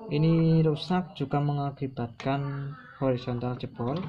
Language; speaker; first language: Indonesian; non-native, local second language; Javanese